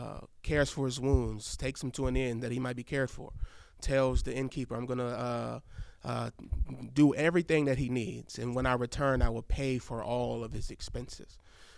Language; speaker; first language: English; native; English